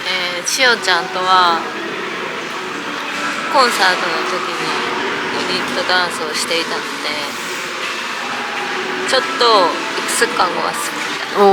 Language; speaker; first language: Japanese; native; Japanese